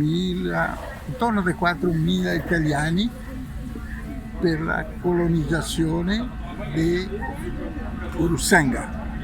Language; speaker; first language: Italian; early bilingual, heritage; Portuguese